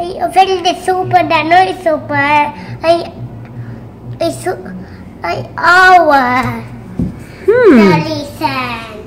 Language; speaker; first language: Romanian; early bilingual, heritage; Romanian